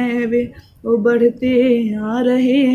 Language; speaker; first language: Hindi; native; Hindi